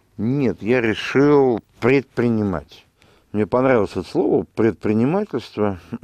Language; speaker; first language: Russian; native; Russian